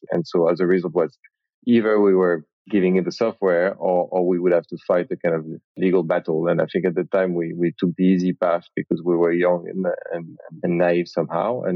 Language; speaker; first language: English; non-native, fluent; French